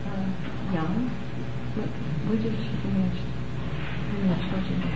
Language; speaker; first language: Chinese; non-native, learner; English